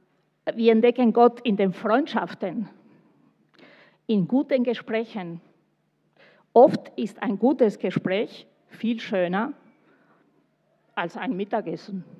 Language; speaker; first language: German; non-native, fluent; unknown